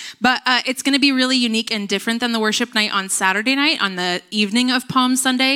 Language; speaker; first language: English; native; English